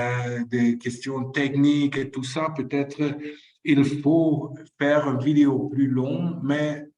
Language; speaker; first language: French; non-native, fluent; Spanish